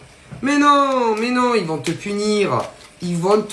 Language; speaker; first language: French; native; French